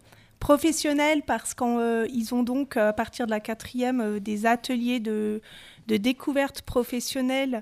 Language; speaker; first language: French; native; French